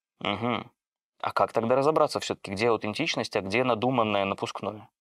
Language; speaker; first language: Russian; native; Russian